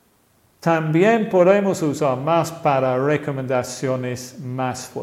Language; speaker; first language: Spanish; non-native, fluent; English